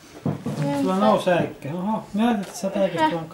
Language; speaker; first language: Finnish; native; Finnish